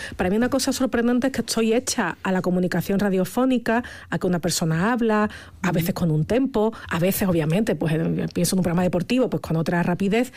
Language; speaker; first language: Spanish; native; Spanish